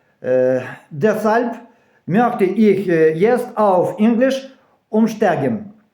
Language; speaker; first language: German; non-native, learner; Ukrainian